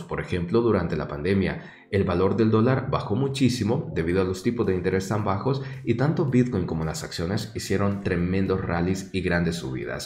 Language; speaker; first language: Spanish; native; Spanish